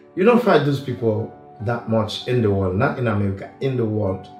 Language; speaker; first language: English; non-native, fluent; Haitian Creole